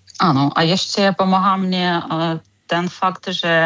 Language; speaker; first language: Czech; non-native, fluent; Ukrainian